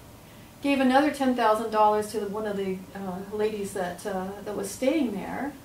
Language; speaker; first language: English; native; English